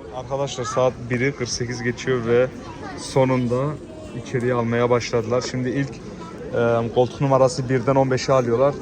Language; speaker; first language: Turkish; early bilingual, heritage; Turkish